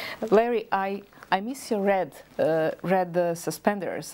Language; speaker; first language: English; non-native, fluent; Slovak